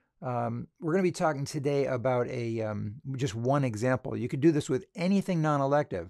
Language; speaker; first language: English; native; English